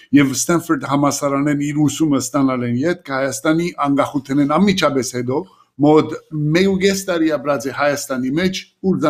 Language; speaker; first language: Armenian; early bilingual, heritage; Armenian